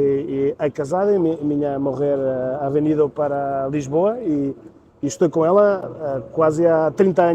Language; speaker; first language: Spanish; non-native, learner; Portuguese